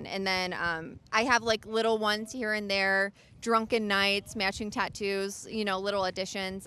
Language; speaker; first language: English; native; English